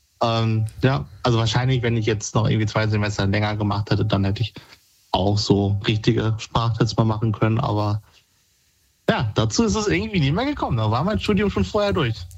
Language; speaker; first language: German; native; German